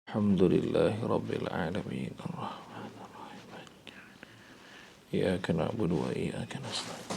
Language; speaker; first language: Arabic; non-native, fluent; Malay